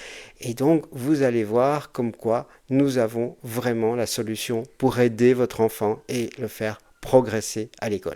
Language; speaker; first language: French; native; French